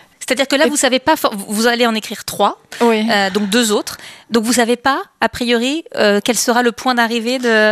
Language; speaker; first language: French; native; French